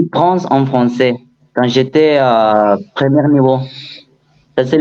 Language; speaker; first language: French; non-native, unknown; Spanish